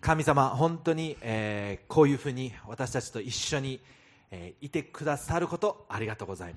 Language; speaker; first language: Japanese; non-native, fluent; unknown